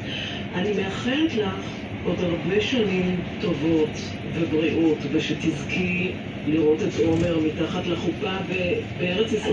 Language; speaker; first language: Hebrew; native; Hebrew